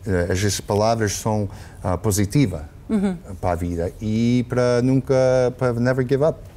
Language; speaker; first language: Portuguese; early bilingual, heritage; English